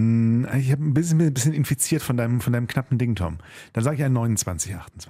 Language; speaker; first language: German; native; German